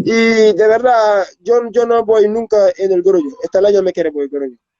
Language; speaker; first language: Spanish; non-native, learner; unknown